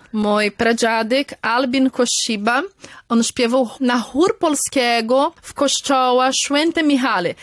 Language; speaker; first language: Polish; early bilingual, heritage; Polish